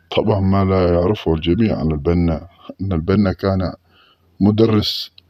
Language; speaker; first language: Arabic; native; Arabic